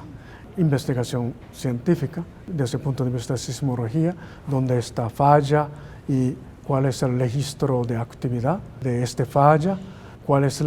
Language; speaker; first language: Spanish; non-native, learner; Japanese